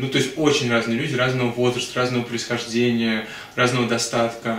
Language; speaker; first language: Russian; native; Russian